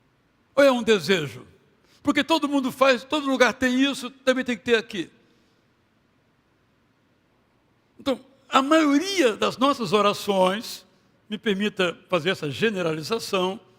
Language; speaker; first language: Portuguese; native; Portuguese